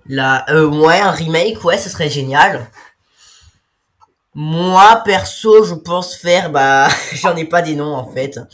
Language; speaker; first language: French; native; French